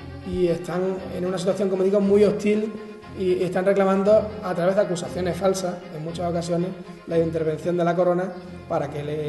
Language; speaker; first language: Spanish; native; Spanish